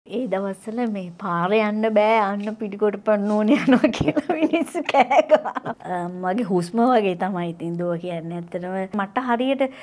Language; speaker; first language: Sinhala; native; Sinhala